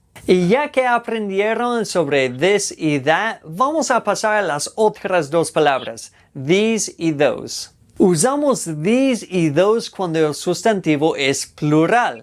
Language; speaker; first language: Spanish; non-native, fluent; English